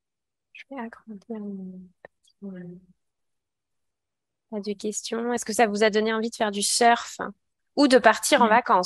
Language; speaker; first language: French; native; French